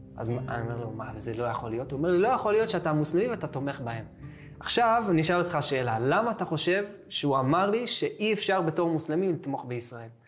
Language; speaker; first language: Hebrew; native; Hebrew